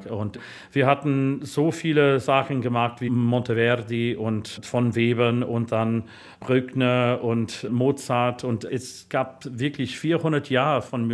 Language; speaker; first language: German; non-native, fluent; English